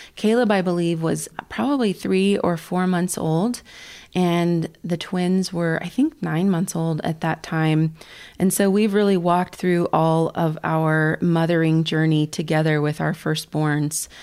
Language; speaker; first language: English; native; English